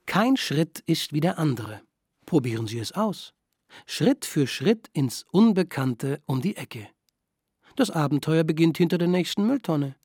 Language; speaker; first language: German; native; German